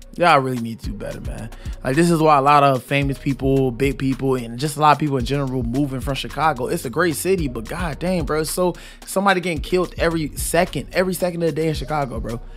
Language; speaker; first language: English; native; English